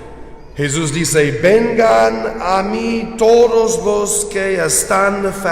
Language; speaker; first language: Spanish; non-native, learner; English